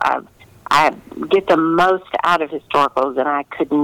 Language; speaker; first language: English; native; English